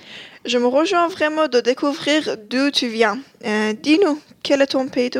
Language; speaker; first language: French; non-native, learner; Persian